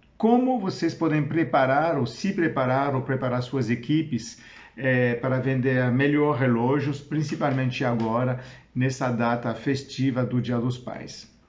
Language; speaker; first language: Portuguese; non-native, fluent; French